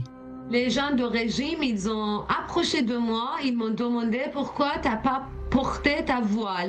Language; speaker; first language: French; non-native, learner; Persian